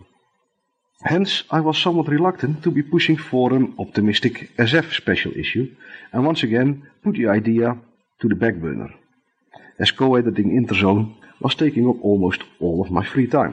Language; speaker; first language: English; non-native, fluent; Dutch